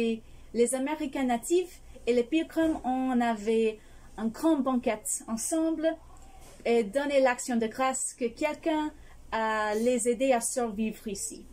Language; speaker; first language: French; non-native, fluent; English